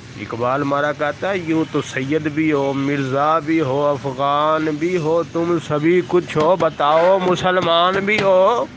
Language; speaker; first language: Urdu; non-native, local second language; Punjabi